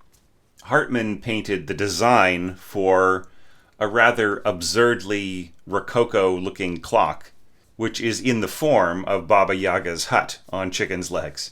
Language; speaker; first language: English; native; English